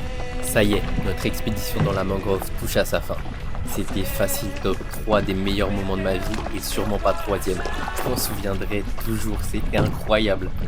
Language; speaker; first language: French; native; French